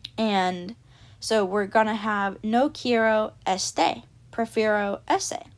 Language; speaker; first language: Spanish; non-native, learner; English